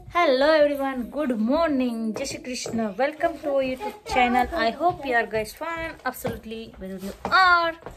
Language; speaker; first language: Hindi; non-native, local second language; Gujarati